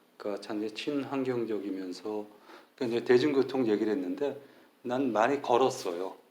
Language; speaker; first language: Korean; native; Korean